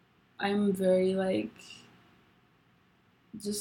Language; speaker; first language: English; non-native, local second language; Kinyarwanda